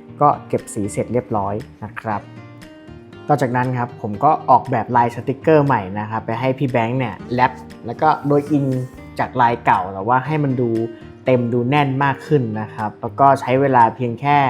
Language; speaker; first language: Thai; native; Thai